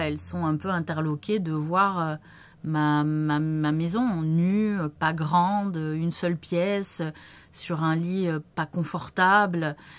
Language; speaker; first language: French; native; French